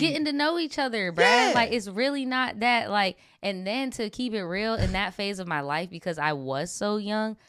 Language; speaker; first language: English; native; English